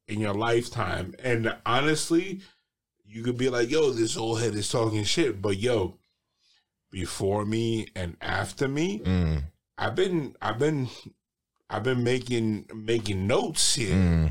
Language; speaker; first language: English; native; English